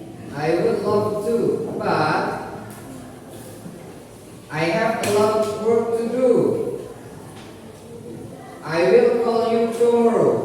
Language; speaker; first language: English; non-native, fluent; Indonesian